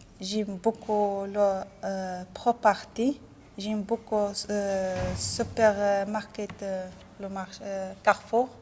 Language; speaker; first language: French; non-native, learner; Arabic